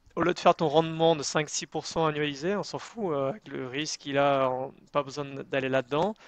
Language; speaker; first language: French; native; French